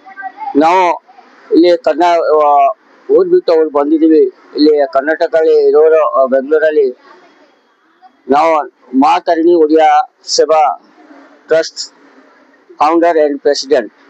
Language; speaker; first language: Kannada; non-native, local second language; Odia